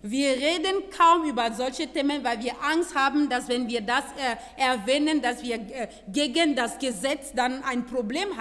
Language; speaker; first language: German; non-native, fluent; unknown